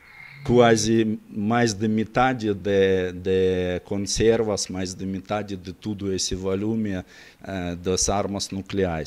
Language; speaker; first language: Portuguese; non-native, learner; Russian